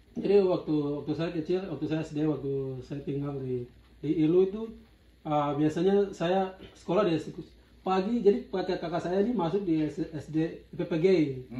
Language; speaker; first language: Indonesian; non-native, local second language; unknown